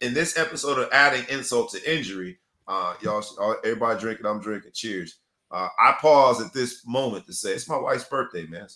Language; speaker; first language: English; native; English